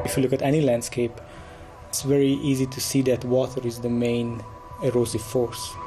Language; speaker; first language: English; non-native, fluent; Romanian